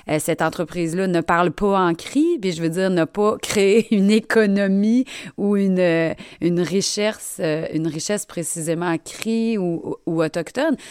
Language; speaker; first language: French; native; French